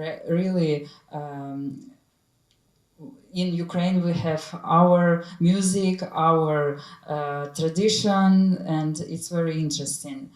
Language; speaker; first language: English; non-native, learner; Ukrainian